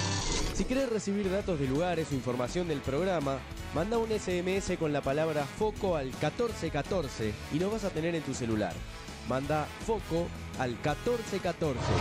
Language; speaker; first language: Spanish; native; Spanish